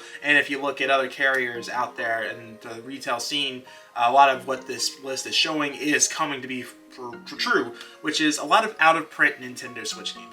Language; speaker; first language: English; native; English